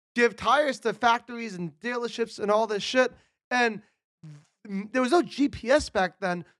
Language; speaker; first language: English; native; English